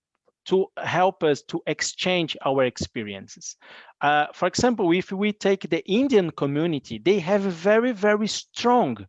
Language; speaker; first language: English; non-native, fluent; Portuguese